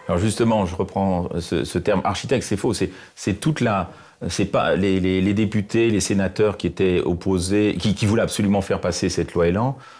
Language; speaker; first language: French; native; French